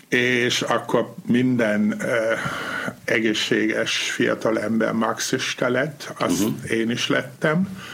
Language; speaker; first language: Hungarian; non-native, fluent; German